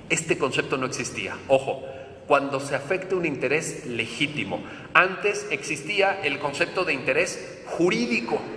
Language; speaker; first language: Spanish; native; Spanish